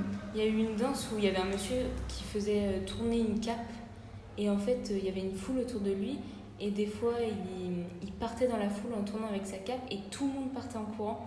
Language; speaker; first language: French; native; French